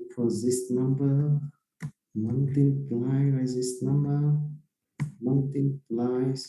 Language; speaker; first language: English; non-native, fluent; Vietnamese